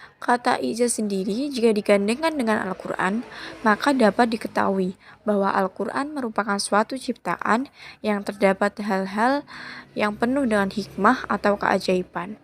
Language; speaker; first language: Indonesian; native; Indonesian